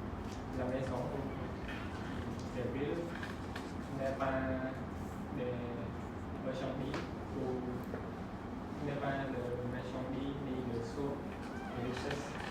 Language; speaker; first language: French; non-native, learner; Khmer